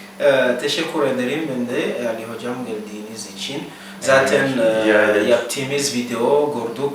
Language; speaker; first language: Turkish; non-native, learner; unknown